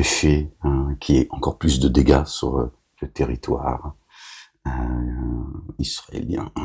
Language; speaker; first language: French; native; French